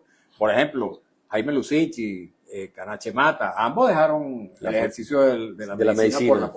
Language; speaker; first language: Spanish; native; Spanish